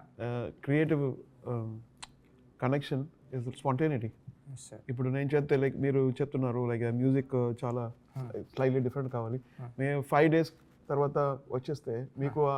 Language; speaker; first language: Telugu; non-native, learner; Tamil